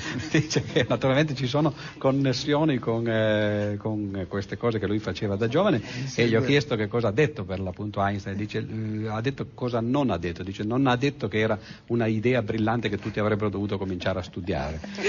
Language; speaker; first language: Italian; native; Italian